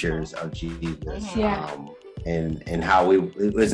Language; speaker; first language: English; native; English